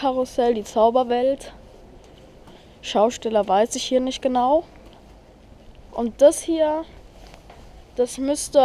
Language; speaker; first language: German; native; German